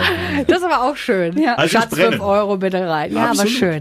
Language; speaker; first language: German; native; German